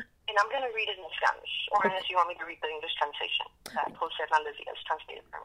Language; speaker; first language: English; early bilingual, other home language; Spanish